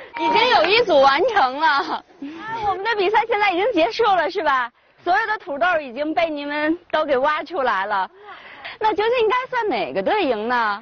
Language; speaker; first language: Chinese; native; Chinese